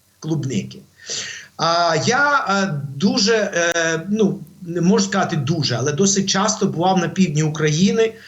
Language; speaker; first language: Ukrainian; native; Ukrainian